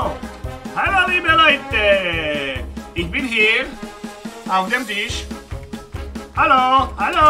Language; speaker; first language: German; non-native, learner; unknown